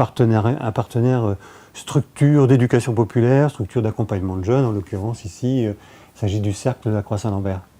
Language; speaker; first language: French; native; French